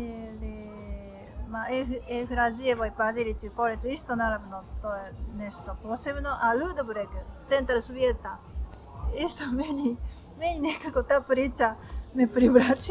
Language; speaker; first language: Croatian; non-native, learner; Japanese